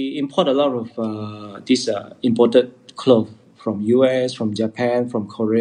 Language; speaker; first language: English; non-native, local second language; Hakka Chinese